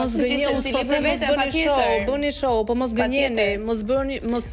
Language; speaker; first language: Albanian; native; Albanian